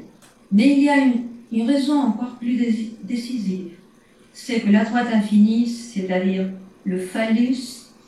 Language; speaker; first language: French; native; French